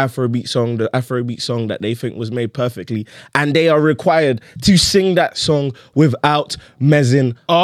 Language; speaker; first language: English; native; English